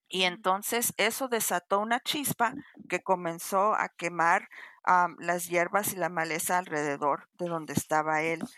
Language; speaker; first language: Spanish; early bilingual, heritage; Spanish